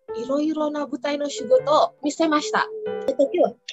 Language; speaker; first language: Japanese; non-native, learner; Indonesian